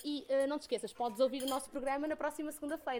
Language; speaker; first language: Portuguese; native; Portuguese